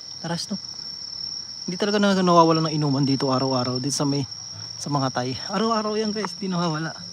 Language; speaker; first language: Filipino; native; Filipino